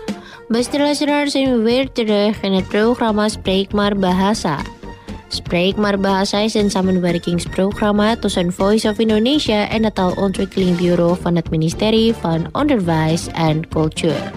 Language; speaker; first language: Dutch; non-native, fluent; Indonesian